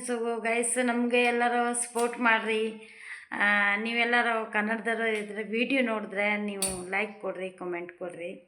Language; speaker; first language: Kannada; non-native, local second language; Hindi